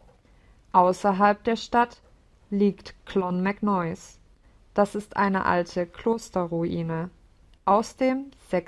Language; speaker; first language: German; non-native, learner; English